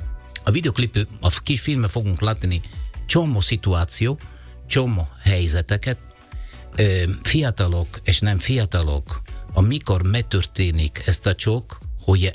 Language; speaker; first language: Hungarian; non-native, fluent; Italian